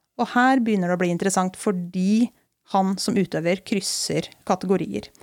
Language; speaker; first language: Norwegian; native; Norwegian